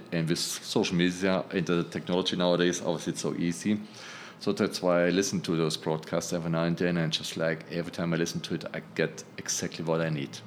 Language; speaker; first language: English; non-native, fluent; German